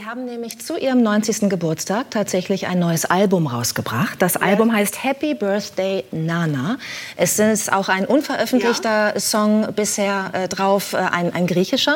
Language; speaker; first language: German; native; German